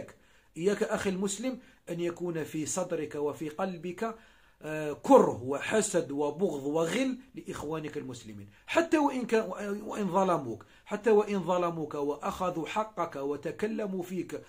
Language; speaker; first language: Arabic; native; Arabic